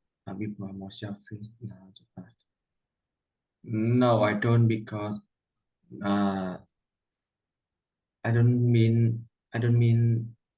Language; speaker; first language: English; non-native, learner; Vietnamese